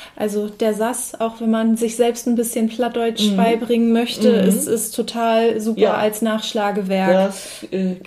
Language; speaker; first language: German; native; German